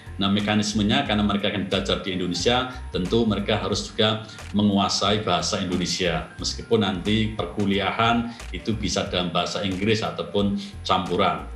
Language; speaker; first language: Indonesian; native; Indonesian